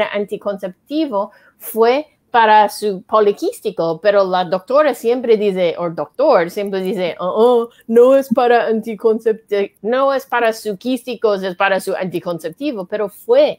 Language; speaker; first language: Spanish; non-native, learner; English